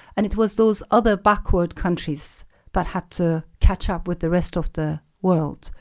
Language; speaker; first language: English; non-native, fluent; Turkish